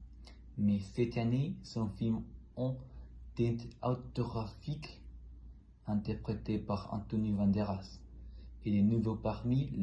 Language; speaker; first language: French; non-native, learner; Spanish